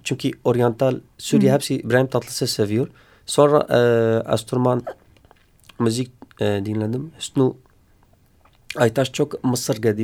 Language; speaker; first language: Turkish; non-native, learner; Kurdish